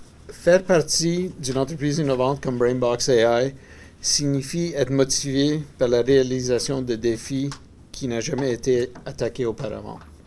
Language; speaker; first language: French; native; French